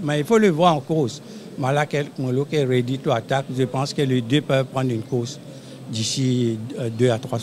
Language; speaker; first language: French; non-native, local second language; Morisyen